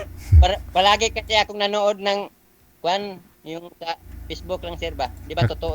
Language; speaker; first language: Filipino; non-native, local second language; Cebuano